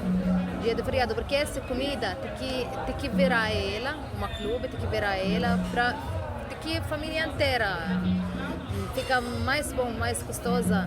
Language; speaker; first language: Portuguese; non-native, learner; Arabic